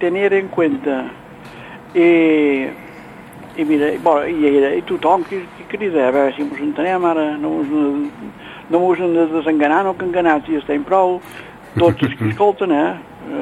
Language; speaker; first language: Catalan; native; Catalan